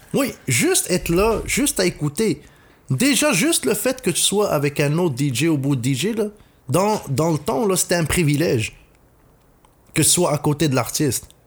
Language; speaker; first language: French; non-native, local second language; Arabic